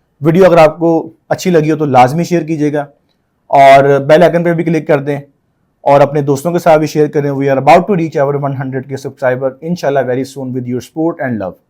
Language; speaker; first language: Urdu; non-native, local second language; Punjabi